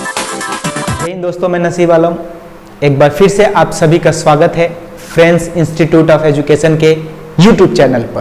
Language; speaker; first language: Hindi; native; Hindi